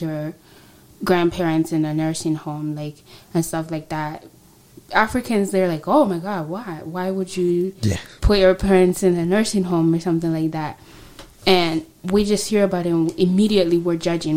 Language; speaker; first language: English; non-native, local second language; Swahili